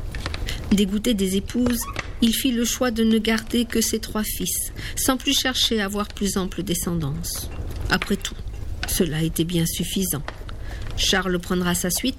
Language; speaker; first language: French; native; French